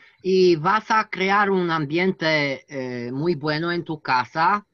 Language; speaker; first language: Spanish; non-native, learner; French